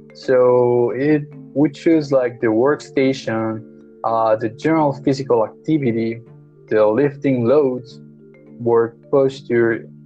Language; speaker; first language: English; non-native, fluent; Spanish